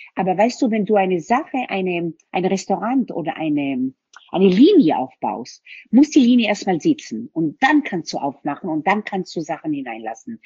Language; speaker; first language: German; non-native, fluent; Hebrew